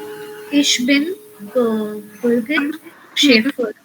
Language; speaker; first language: German; non-native, learner; Hindi